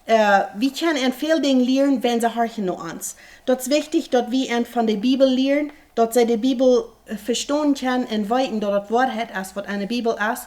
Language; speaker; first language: German; non-native, learner; Plautdietsch